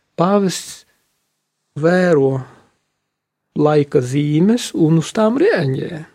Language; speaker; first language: Latvian; non-native, local second language; Polish